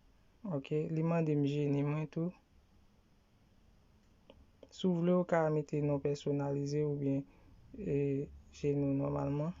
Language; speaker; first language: French; non-native, learner; Haitian Creole